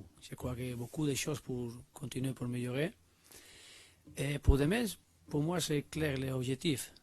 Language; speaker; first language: French; non-native, learner; Spanish